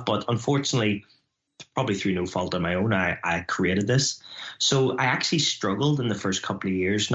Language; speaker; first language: English; native; English